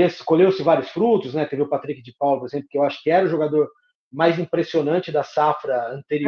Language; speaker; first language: Portuguese; native; Portuguese